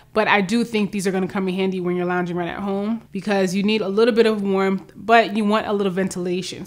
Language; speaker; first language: English; native; English